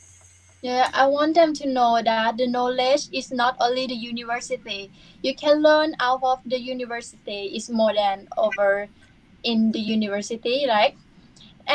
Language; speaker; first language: English; non-native, learner; Thai